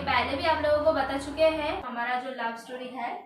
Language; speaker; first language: Hindi; non-native, local second language; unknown